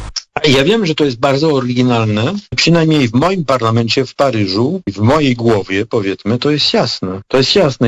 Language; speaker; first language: Polish; non-native, fluent; French